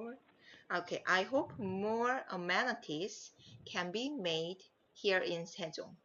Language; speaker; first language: English; non-native, learner; Korean